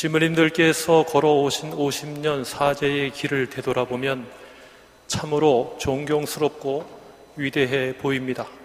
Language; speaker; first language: Korean; native; Korean